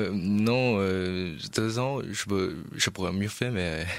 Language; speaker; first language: French; non-native, learner; Chinese